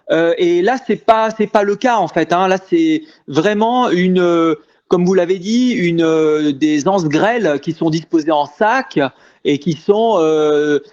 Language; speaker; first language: French; native; French